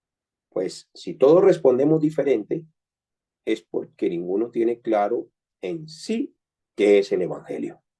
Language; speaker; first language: Spanish; native; Spanish